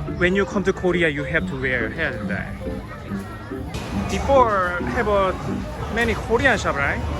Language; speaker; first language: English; non-native, learner; Korean